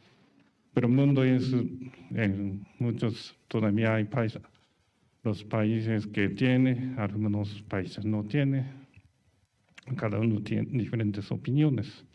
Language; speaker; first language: Spanish; non-native, learner; Japanese